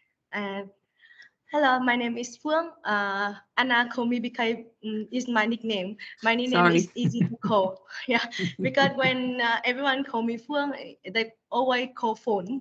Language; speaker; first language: English; non-native, learner; Vietnamese